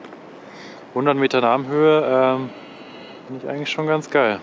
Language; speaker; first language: German; native; German